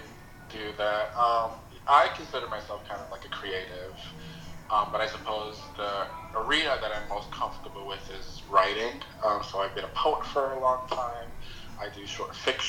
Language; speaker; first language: English; non-native, local second language; Yoruba